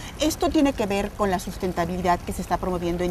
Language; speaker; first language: Spanish; native; Spanish